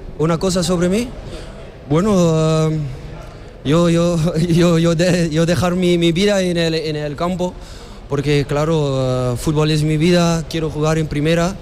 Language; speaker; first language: Spanish; non-native, learner; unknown